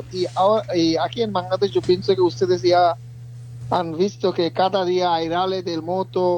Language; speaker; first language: Spanish; non-native, learner; Bangla